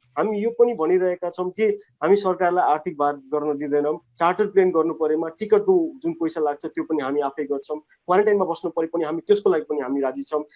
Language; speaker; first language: Nepali; native; Nepali